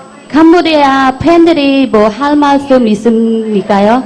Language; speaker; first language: Korean; non-native, learner; Khmer